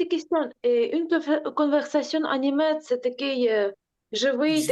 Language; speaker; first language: French; non-native, learner; Ukrainian